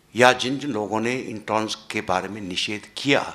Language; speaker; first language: Hindi; non-native, local second language; Marathi